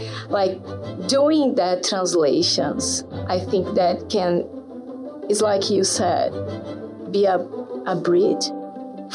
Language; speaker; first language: English; non-native, fluent; Portuguese